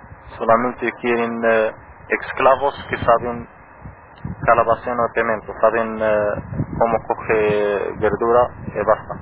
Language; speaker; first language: Spanish; non-native, learner; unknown